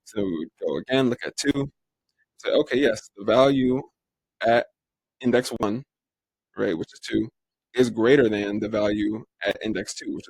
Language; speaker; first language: English; native; English